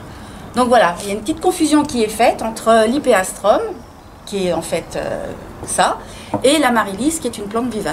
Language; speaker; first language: French; native; French